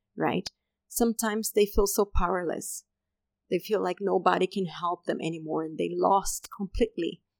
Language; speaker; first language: English; non-native, fluent; Portuguese